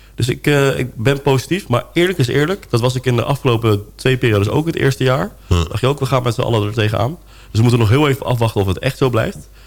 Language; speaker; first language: Dutch; native; Dutch